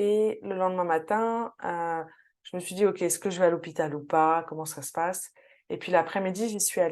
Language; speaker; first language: French; native; French